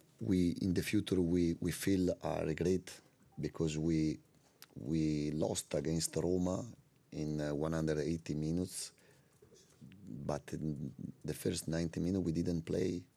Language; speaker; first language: English; non-native, learner; Italian